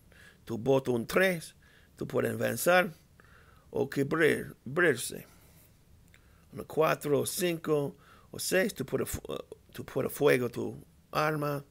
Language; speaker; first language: Spanish; non-native, learner; English